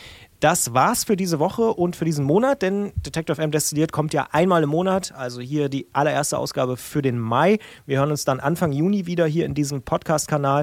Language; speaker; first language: German; native; German